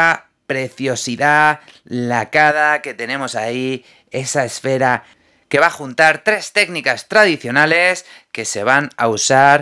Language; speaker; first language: Spanish; native; Spanish